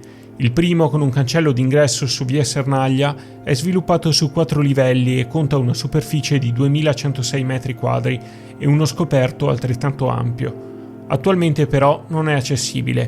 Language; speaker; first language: Italian; native; Italian